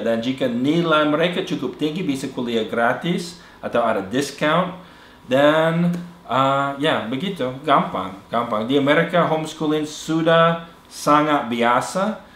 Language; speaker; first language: Indonesian; non-native, fluent; English